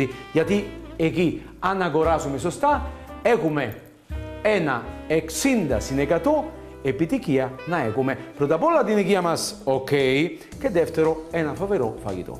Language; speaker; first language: Greek; non-native, learner; Italian